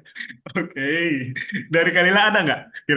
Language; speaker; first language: Indonesian; native; Indonesian